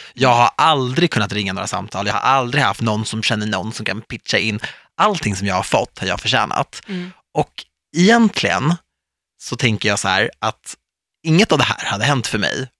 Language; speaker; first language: Swedish; native; Swedish